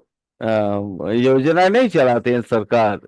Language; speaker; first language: Hindi; native; Hindi